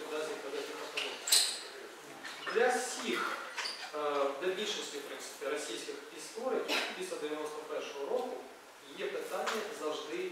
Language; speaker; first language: Ukrainian; native; Ukrainian